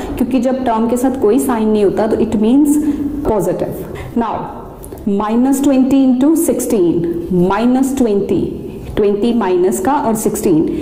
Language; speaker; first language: Hindi; non-native, local second language; Punjabi